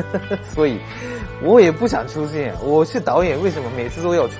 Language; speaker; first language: Chinese; non-native, fluent; Japanese